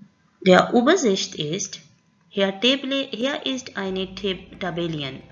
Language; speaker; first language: German; non-native, learner; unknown